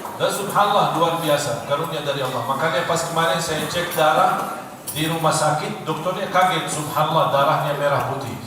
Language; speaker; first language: Indonesian; non-native, fluent; Arabic